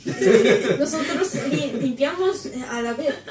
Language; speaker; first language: Spanish; non-native, learner; Japanese